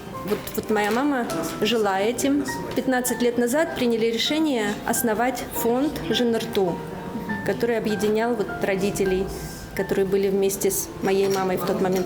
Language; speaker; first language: Russian; native; Russian